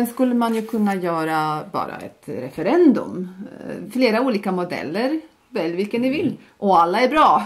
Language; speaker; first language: Swedish; non-native, fluent; Latvian